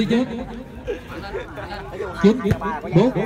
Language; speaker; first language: Vietnamese; native; Vietnamese